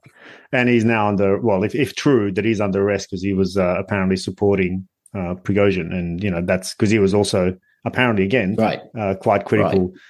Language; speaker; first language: English; native; English